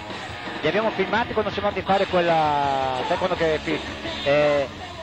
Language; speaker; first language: Italian; native; Italian